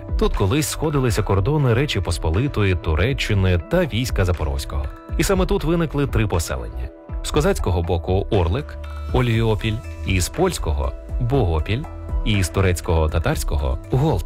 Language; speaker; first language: Ukrainian; native; Ukrainian